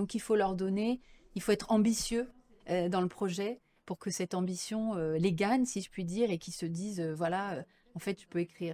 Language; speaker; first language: French; native; French